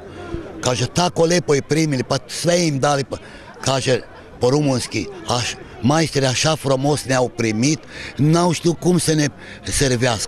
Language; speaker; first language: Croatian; early bilingual, heritage; Serbian